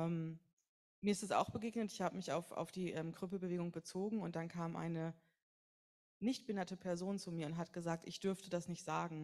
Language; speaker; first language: German; native; German